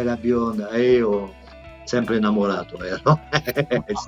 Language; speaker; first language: Italian; non-native, fluent; French